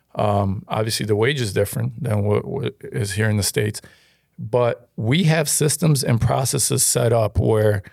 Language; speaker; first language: English; non-native, fluent; Ukrainian